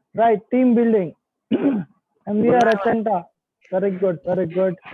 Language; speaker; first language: English; non-native, local second language; Telugu